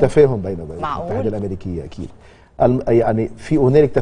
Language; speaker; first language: Arabic; native; Arabic